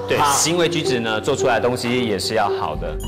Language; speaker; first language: Chinese; native; Chinese